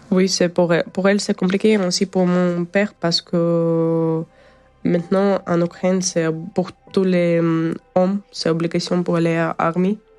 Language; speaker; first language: French; non-native, learner; Ukrainian